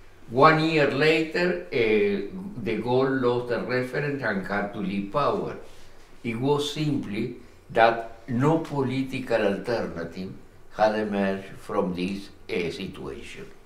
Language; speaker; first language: English; non-native, fluent; Spanish